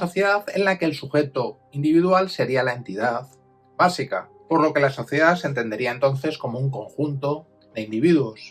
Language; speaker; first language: Spanish; native; Spanish